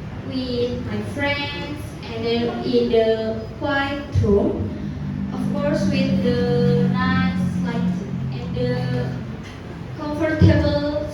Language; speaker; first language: English; non-native, learner; Indonesian